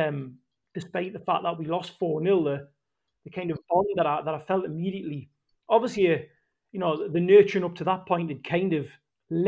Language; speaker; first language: English; native; English